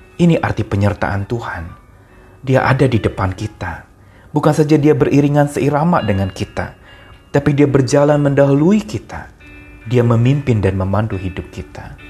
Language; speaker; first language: Indonesian; native; Indonesian